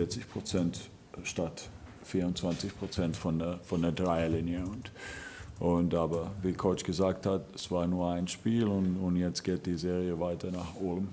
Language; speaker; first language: German; non-native, fluent; Finnish